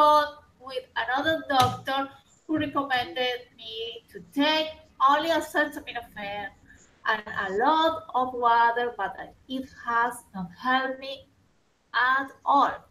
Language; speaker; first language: English; non-native, learner; Spanish